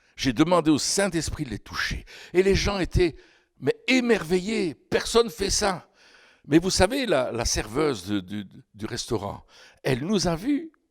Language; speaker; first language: French; native; French